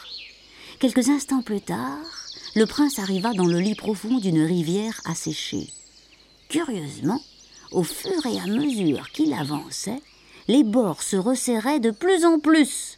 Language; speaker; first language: French; native; French